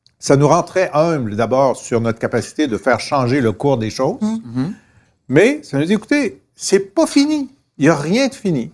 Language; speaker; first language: French; native; French